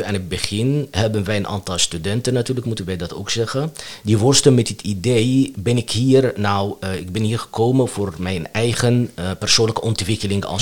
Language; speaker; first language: Dutch; non-native, fluent; Arabic